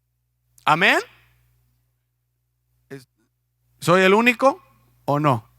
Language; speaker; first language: Spanish; non-native, fluent; English